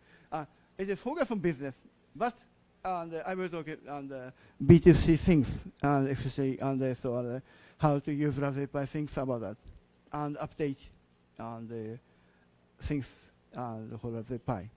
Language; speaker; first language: English; non-native, learner; Japanese